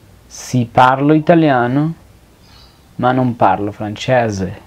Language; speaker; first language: Italian; non-native, fluent; Spanish